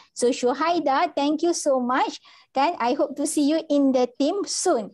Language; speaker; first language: English; non-native, local second language; Malay